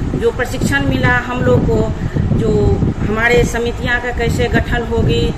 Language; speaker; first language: Hindi; native; Hindi